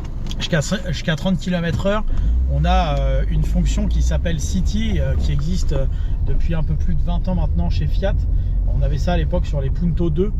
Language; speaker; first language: French; native; French